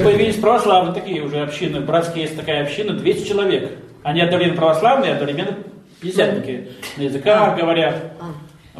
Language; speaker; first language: Russian; native; Russian